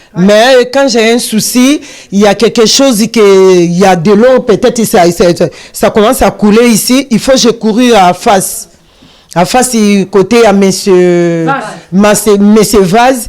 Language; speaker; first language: French; non-native, learner; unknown